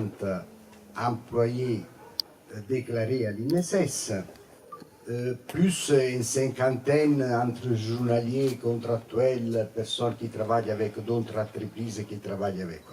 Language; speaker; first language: French; non-native, fluent; Italian